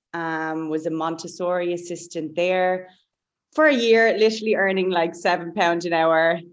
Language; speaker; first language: English; native; English